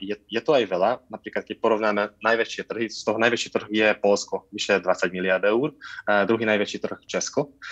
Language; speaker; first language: Slovak; non-native, local second language; Hungarian